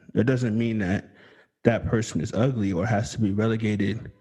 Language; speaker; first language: English; native; English